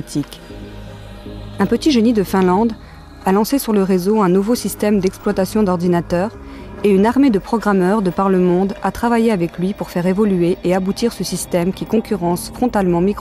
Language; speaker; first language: French; native; French